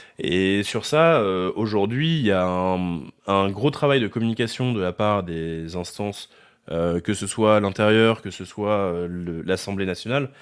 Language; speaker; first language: French; native; French